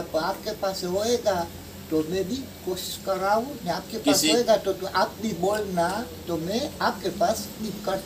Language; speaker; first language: Hindi; early bilingual, heritage; Hindi